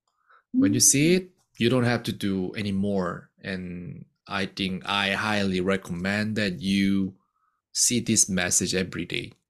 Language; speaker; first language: English; non-native, fluent; Korean